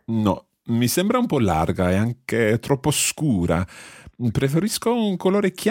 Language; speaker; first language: Italian; non-native, fluent; English